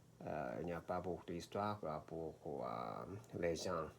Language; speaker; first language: French; non-native, learner; Korean